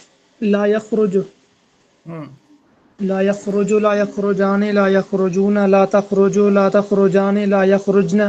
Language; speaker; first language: Arabic; non-native, learner; Urdu